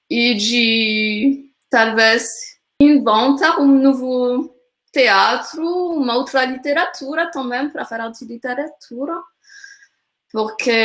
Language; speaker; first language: Portuguese; non-native, fluent; French